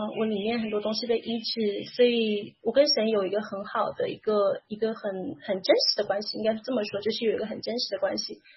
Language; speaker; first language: Chinese; native; Chinese